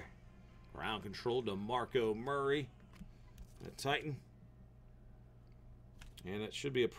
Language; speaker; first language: English; native; English